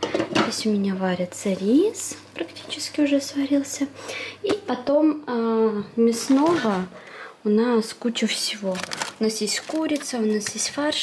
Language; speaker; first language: Russian; native; Russian